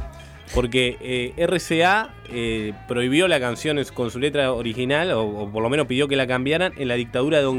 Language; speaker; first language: Spanish; native; Spanish